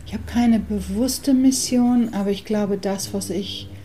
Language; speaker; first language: German; early bilingual, other home language; English